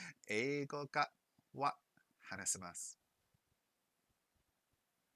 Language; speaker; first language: Japanese; non-native, learner; English